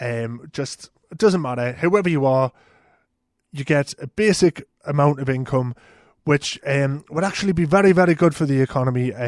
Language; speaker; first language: English; native; English